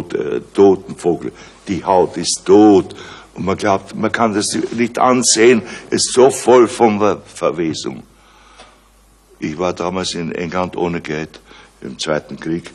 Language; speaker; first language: German; native; German